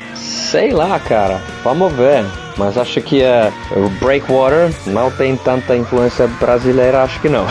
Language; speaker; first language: Portuguese; non-native, learner; Finnish